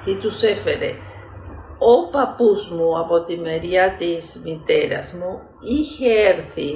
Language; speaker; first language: Greek; early bilingual, heritage; Greek